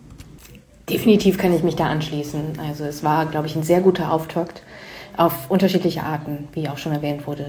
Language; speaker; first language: German; native; German